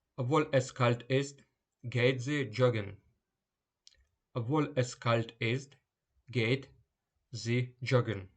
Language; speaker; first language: German; non-native, fluent; Ukrainian